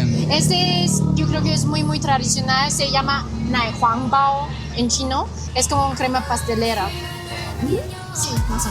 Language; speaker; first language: Spanish; non-native, learner; Chinese